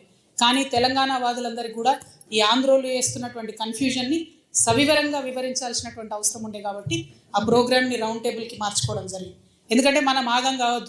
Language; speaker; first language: Telugu; native; Telugu